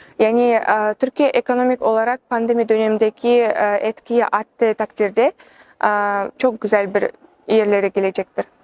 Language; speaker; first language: Turkish; non-native, learner; Kazakh